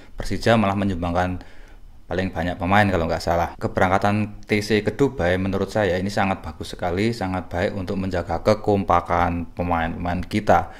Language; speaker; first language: Indonesian; native; Indonesian